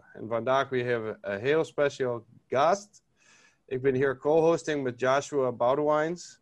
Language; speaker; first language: Dutch; non-native, learner; English